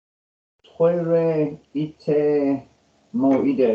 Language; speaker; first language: Japanese; non-native, learner; English